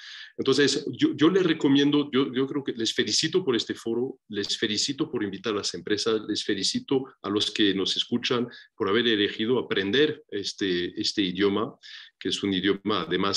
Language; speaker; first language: Spanish; non-native, fluent; French